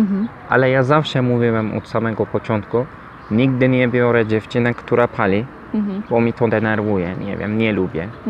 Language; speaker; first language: Polish; non-native, learner; Turkish